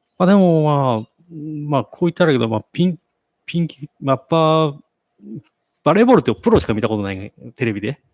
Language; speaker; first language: Japanese; native; Japanese